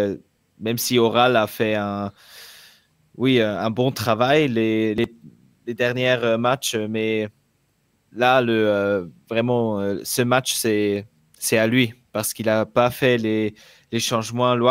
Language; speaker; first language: French; non-native, local second language; German